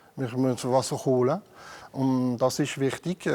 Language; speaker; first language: German; non-native, local second language; French